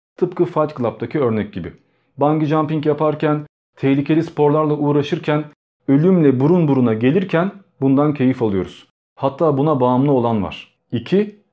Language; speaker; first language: Turkish; early bilingual, other home language; Albanian